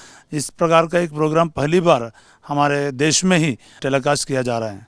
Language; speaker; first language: Hindi; native; Hindi